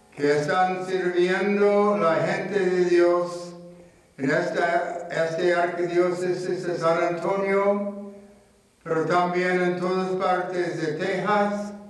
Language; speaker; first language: Spanish; non-native, fluent; English